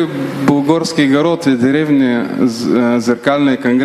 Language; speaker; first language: Russian; non-native, learner; Bulgarian